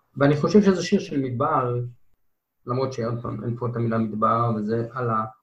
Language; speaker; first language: Hebrew; native; Hebrew